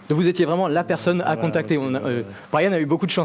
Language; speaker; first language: French; native; French